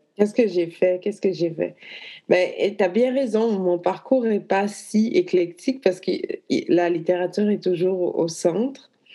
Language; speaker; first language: French; native; French